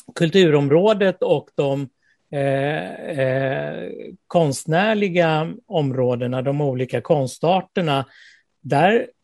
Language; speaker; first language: Swedish; native; Swedish